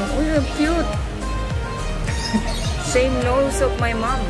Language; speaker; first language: English; non-native, local second language; Filipino